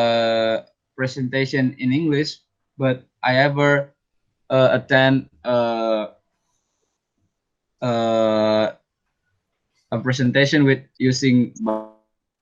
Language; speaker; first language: English; non-native, learner; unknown